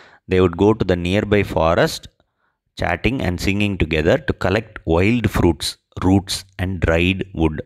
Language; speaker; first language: English; non-native, local second language; Tamil